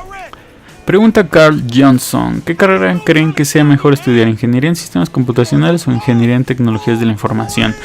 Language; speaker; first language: Spanish; native; Spanish